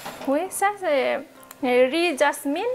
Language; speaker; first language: French; non-native, learner; Nepali